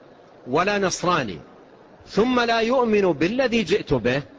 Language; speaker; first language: Arabic; native; Arabic